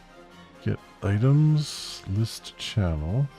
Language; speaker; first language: English; native; English